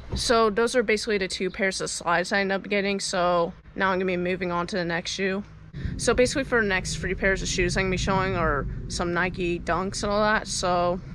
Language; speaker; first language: English; native; English